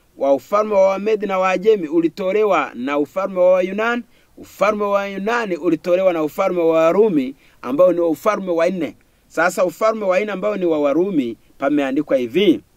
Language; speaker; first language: Swahili; non-native, local second language; Kinyarwanda